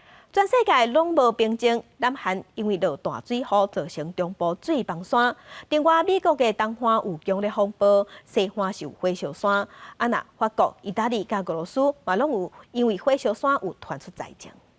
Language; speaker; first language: Chinese; native; Chinese